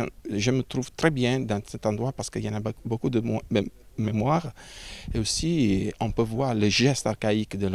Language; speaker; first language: French; non-native, learner; Italian